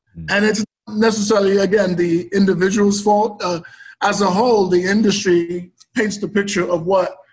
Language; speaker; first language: English; native; English